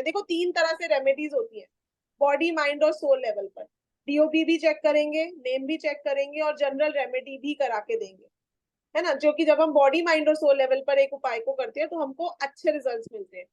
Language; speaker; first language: Hindi; native; Hindi